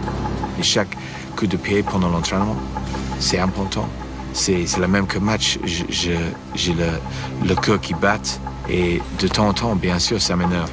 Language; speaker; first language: French; non-native, fluent; English